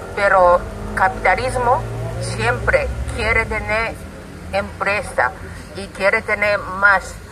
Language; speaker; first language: Spanish; non-native, learner; Japanese